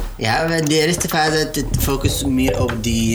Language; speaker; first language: Dutch; non-native, learner; Arabic